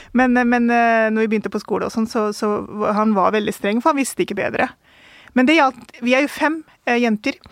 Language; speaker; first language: Norwegian; early bilingual, other home language; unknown